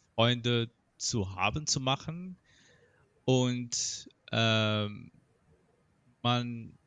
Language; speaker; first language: German; non-native, fluent; Arabic